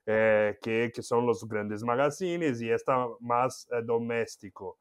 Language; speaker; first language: Spanish; non-native, fluent; Portuguese